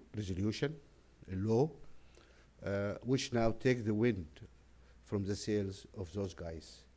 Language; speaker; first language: English; non-native, fluent; Arabic